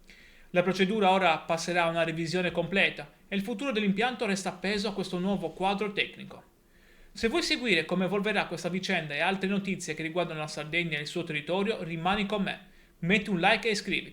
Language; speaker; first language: Italian; native; Italian